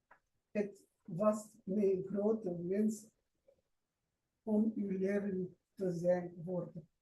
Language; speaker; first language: Dutch; non-native, learner; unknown